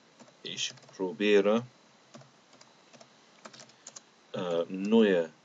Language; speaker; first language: German; non-native, fluent; English